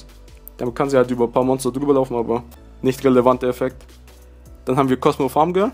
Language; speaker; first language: German; native; German